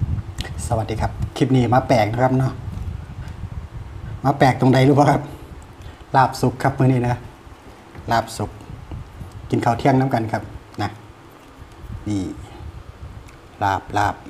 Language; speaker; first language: Thai; non-native, local second language; Northeastern Thai